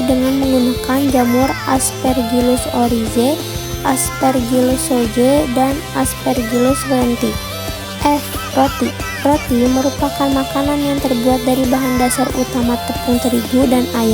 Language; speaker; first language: Indonesian; native; Indonesian